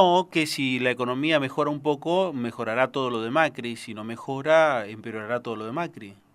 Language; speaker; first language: Spanish; native; Spanish